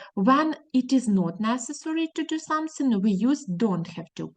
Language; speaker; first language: English; non-native, fluent; Ukrainian